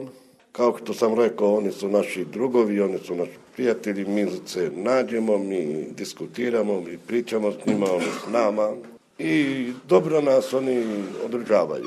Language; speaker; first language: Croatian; non-native, local second language; Romany